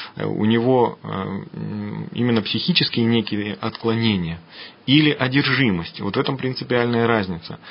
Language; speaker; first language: Russian; native; Russian